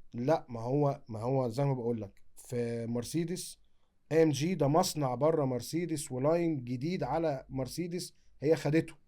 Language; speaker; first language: Egyptian Arabic; native; Egyptian Arabic